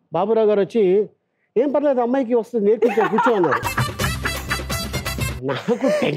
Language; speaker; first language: Telugu; native; Telugu